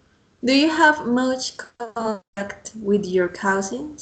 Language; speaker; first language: English; non-native, fluent; Spanish